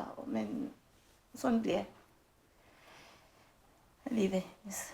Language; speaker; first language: Norwegian; non-native, fluent; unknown